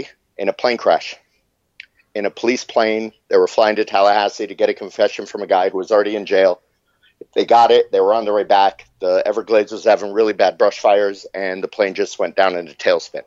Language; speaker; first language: English; native; English